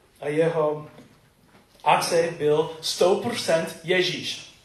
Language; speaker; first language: Czech; non-native, learner; English